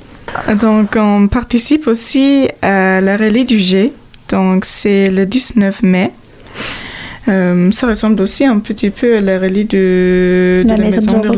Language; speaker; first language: French; non-native, fluent; German